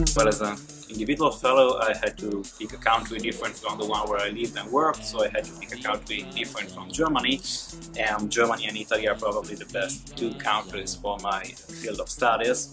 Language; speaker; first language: English; non-native, fluent; Italian